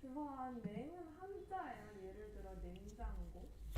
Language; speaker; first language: Korean; non-native, fluent; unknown